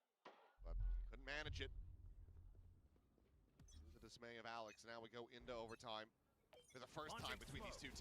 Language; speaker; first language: English; native; English